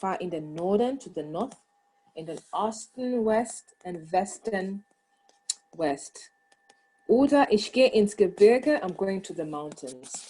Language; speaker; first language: German; non-native, learner; English